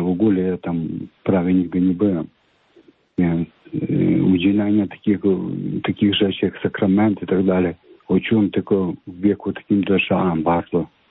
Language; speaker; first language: Polish; non-native, fluent; Ukrainian